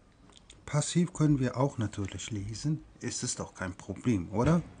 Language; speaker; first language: German; non-native, fluent; Persian